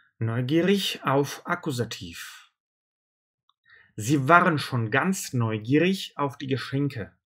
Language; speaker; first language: German; non-native, fluent; Russian